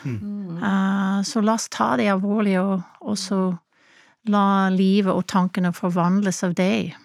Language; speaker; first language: Norwegian; non-native, fluent; English